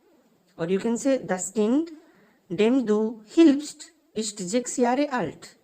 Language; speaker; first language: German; non-native, fluent; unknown